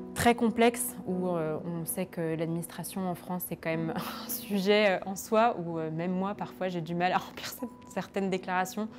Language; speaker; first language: French; native; French